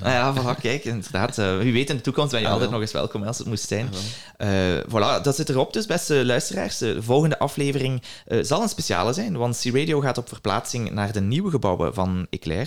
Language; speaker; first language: Dutch; native; Dutch